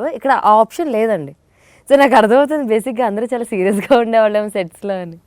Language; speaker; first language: Telugu; native; Telugu